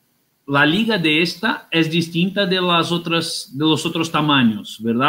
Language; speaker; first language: Spanish; non-native, fluent; Portuguese